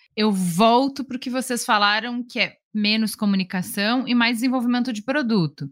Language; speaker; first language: Portuguese; native; Portuguese